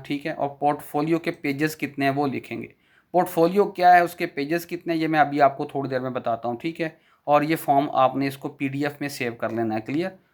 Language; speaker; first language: Urdu; non-native, local second language; Punjabi